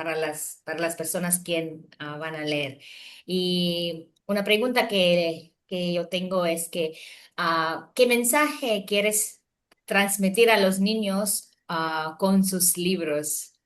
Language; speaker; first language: Spanish; non-native, fluent; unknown